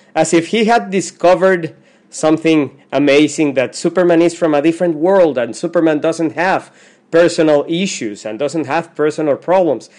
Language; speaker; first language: English; non-native, fluent; Spanish